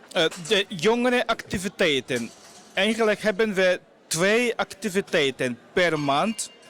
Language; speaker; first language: Dutch; non-native, fluent; Portuguese